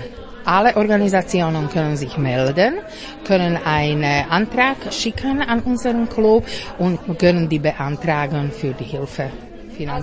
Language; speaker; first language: German; non-native, fluent; Slovak